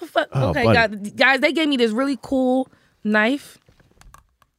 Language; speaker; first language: English; native; English